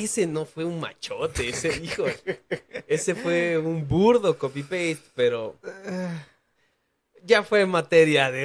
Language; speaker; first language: Spanish; native; Spanish